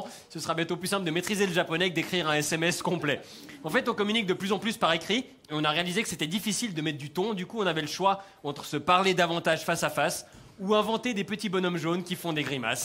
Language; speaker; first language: French; native; French